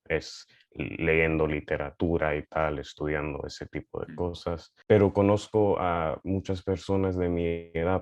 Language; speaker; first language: Spanish; early bilingual, heritage; Spanish